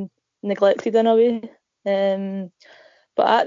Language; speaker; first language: English; native; English